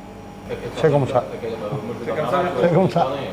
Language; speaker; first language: French; non-native, learner; Italian